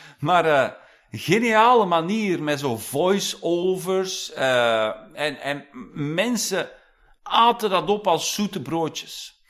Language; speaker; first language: Dutch; non-native, fluent; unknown